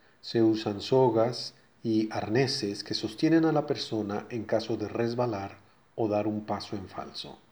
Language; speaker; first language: Spanish; native; Spanish